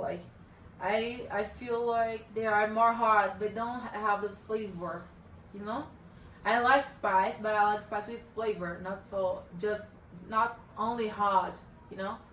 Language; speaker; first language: English; non-native, learner; Portuguese